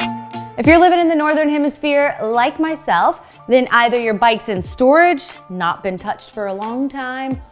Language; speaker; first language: English; native; English